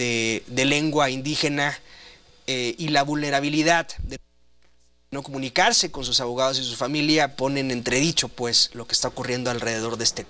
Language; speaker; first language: Spanish; native; Spanish